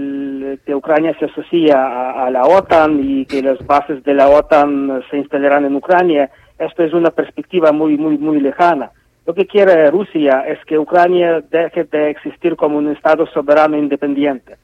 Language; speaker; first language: Spanish; non-native, fluent; Ukrainian